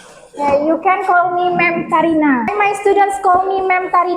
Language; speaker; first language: English; non-native, fluent; Indonesian